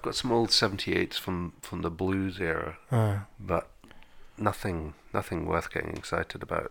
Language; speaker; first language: English; native; English